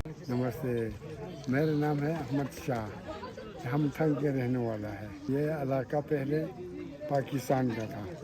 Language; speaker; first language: Hindi; non-native, local second language; Balti